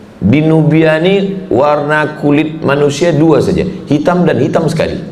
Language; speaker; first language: Malay; native; Malay